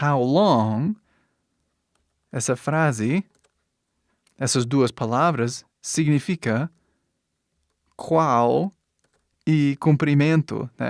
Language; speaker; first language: Portuguese; non-native, fluent; English